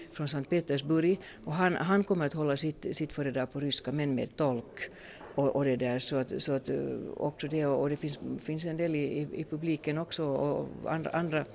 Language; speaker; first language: Swedish; native; Swedish